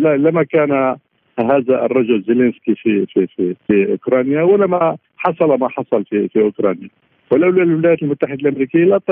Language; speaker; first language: Arabic; native; Arabic